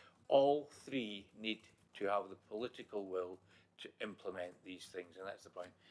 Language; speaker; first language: English; native; English